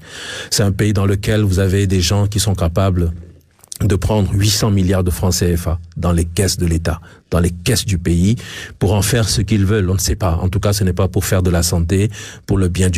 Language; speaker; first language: French; non-native, local second language; Ewe